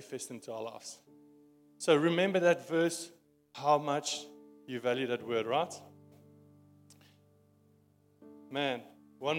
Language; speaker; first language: English; non-native, local second language; Afrikaans